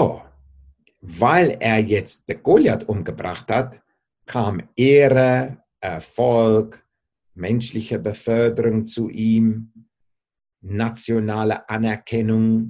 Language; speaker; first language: German; non-native, fluent; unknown